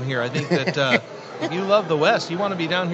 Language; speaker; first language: English; native; English